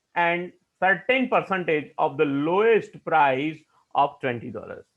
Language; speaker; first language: English; non-native, local second language; Gujarati